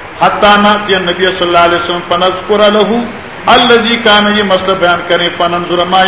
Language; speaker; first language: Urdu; non-native, local second language; Northern Hindko